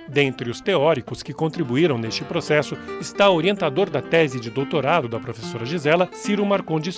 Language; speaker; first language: Portuguese; native; Portuguese